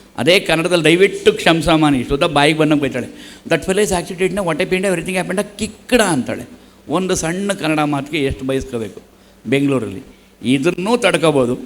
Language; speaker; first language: Kannada; native; Kannada